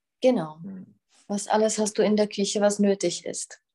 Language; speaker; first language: German; non-native, fluent; Czech